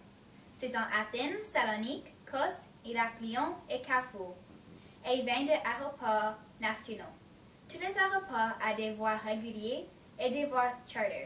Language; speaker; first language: French; non-native, learner; English